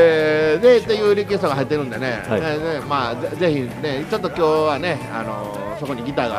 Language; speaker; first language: Japanese; native; Japanese